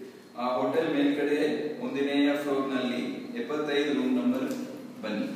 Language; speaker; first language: Kannada; non-native, learner; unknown